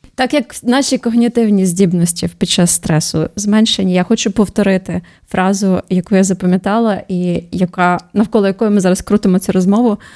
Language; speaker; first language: Ukrainian; native; Ukrainian